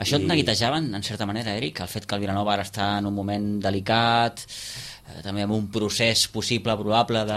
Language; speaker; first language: Catalan; native; Catalan